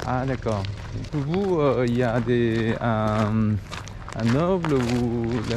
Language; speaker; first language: French; non-native, learner; Korean